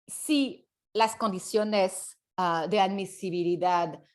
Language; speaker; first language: Spanish; non-native, fluent; French